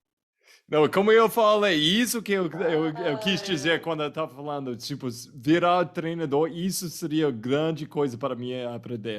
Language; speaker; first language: Portuguese; non-native, fluent; English